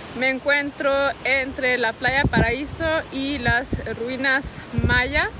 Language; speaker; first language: Spanish; early bilingual, heritage; Spanish